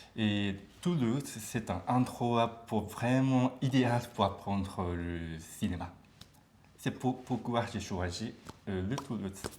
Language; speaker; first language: French; non-native, learner; Japanese